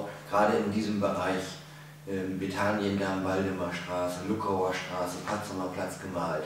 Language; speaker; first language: German; native; German